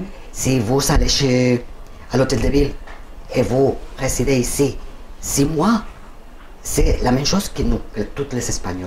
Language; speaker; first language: French; non-native, learner; Spanish